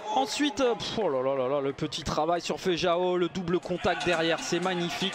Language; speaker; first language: French; native; French